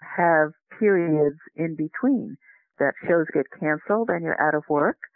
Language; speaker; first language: English; native; English